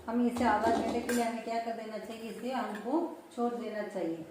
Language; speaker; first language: Hindi; non-native, local second language; Tamil